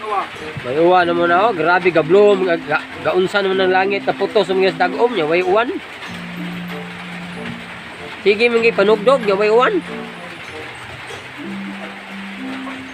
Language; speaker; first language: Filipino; non-native, local second language; Cebuano